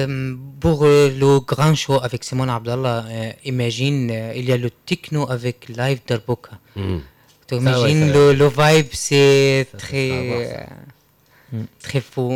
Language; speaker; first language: French; non-native, learner; Arabic